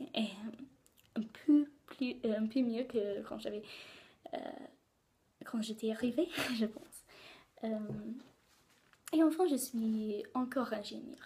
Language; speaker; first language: French; non-native, learner; English